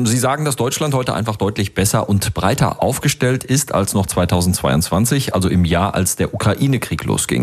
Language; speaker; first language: German; native; German